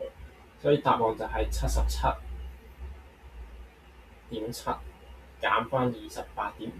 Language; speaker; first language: Cantonese; native; Cantonese